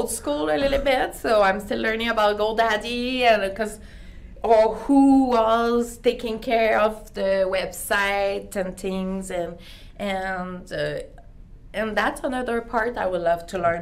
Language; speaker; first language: English; non-native, learner; French